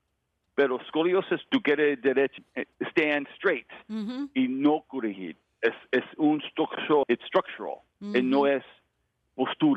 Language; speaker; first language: Spanish; non-native, learner; English